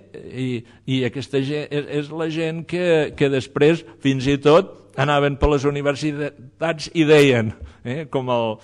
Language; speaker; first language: Catalan; native; Catalan